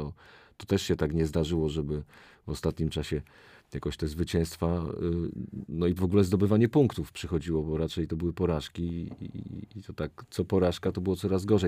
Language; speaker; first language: Polish; native; Polish